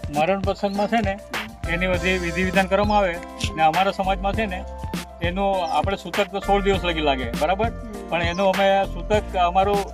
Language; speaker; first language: Gujarati; non-native, local second language; Kukna